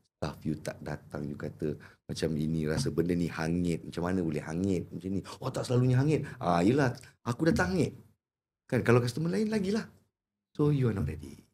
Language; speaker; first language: Malay; native; Malay